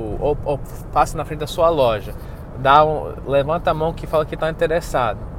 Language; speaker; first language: Portuguese; non-native, fluent; English